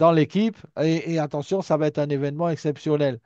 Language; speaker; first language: French; native; French